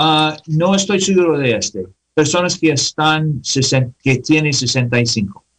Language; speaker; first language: Spanish; non-native, learner; English